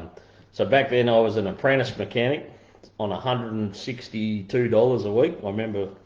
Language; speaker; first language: English; native; English